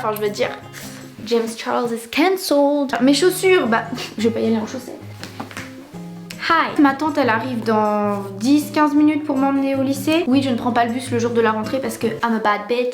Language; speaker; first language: French; native; French